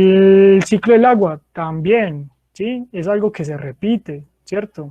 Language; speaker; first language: Spanish; native; Spanish